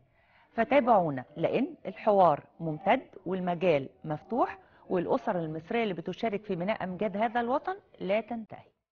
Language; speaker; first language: Arabic; native; Arabic